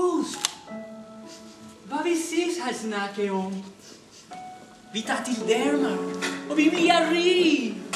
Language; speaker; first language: Danish; non-native, learner; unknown